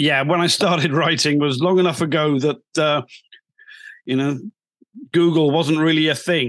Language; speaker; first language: English; native; English